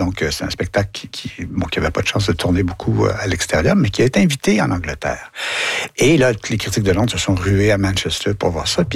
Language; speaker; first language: French; native; French